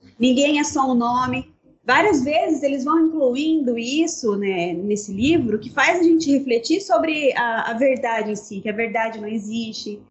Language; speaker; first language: Portuguese; native; Portuguese